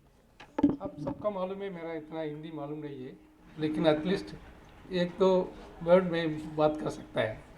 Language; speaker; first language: Hindi; non-native, local second language; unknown